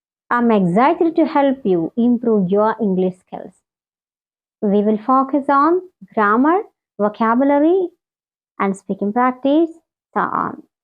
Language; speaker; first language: English; non-native, local second language; Malayalam